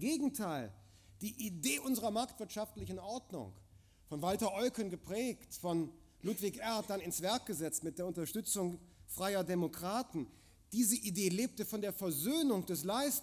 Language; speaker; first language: German; native; German